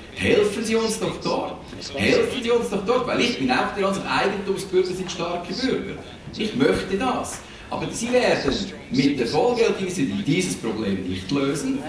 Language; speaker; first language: German; native; German